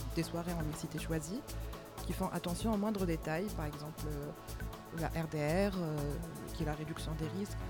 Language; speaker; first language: French; non-native, local second language; Arabic